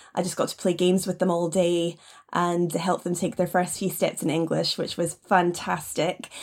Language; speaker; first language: English; native; English